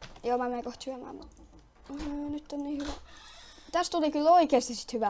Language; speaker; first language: Finnish; native; Finnish